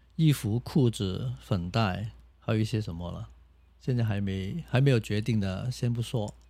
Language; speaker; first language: Chinese; non-native, local second language; Cantonese